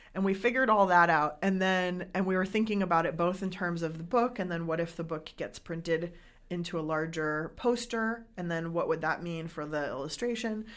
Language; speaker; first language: English; native; English